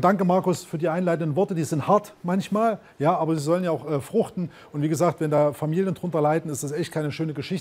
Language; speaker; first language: German; native; German